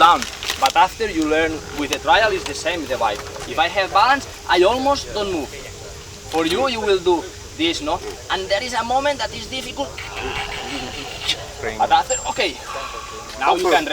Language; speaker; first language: English; non-native, fluent; Spanish